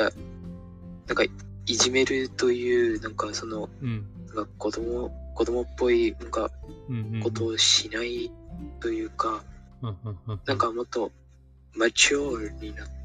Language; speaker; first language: Japanese; non-native, fluent; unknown